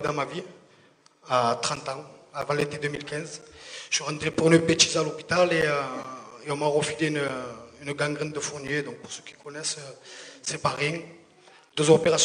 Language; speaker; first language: French; native; French